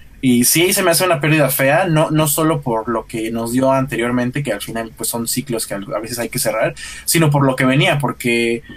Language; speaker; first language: Spanish; native; Spanish